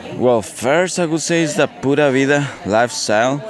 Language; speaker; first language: English; non-native, fluent; Spanish